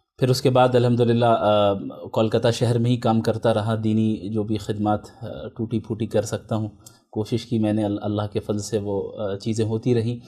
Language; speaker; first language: Urdu; native; Urdu